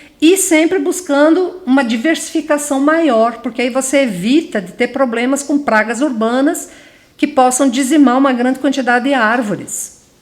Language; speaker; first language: Portuguese; native; Portuguese